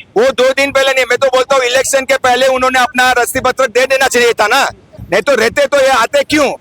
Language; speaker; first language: Hindi; non-native, local second language; Tamil